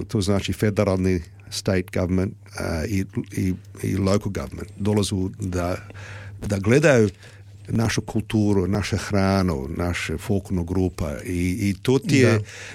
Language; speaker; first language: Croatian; early bilingual, heritage; Serbian